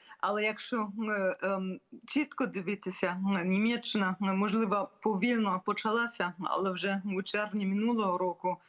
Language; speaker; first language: Ukrainian; non-native, fluent; German